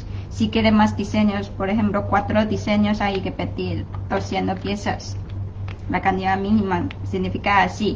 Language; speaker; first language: Spanish; non-native, fluent; Chinese